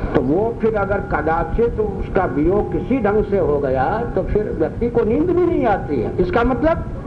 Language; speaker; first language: Hindi; non-native, local second language; Maithili